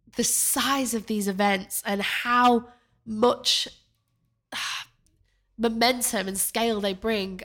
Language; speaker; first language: English; native; English